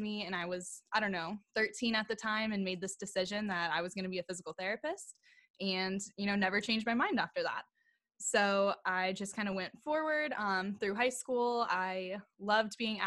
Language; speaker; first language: English; native; English